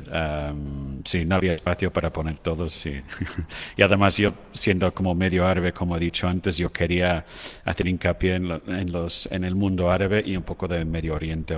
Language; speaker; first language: Spanish; non-native, fluent; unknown